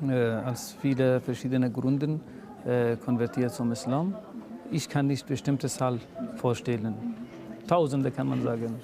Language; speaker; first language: German; non-native, learner; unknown